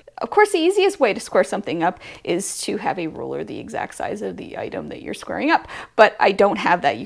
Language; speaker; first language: English; native; English